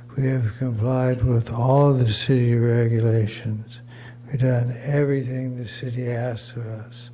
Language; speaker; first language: English; native; English